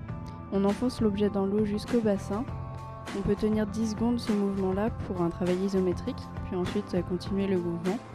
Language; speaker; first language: French; native; French